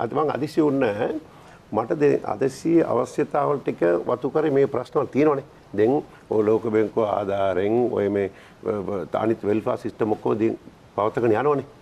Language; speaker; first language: Sinhala; non-native, local second language; Tamil